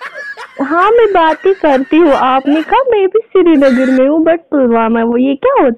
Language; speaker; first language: Hindi; non-native, local second language; Kashmiri